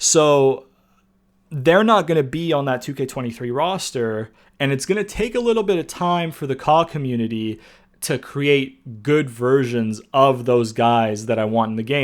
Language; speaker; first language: English; native; English